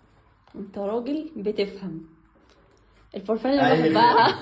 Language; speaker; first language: Arabic; native; Arabic